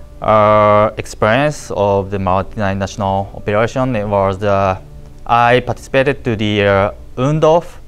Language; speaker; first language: English; non-native, learner; Japanese